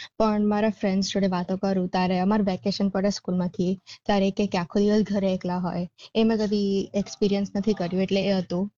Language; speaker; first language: Gujarati; early bilingual, heritage; Gujarati